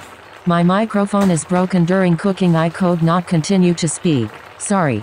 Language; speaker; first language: English; non-native, learner; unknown